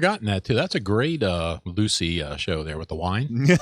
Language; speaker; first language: English; native; English